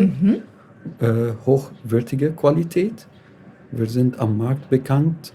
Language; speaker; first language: German; non-native, fluent; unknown